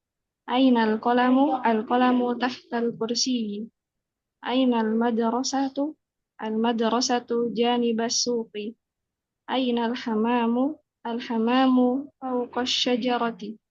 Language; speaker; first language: Arabic; non-native, learner; Indonesian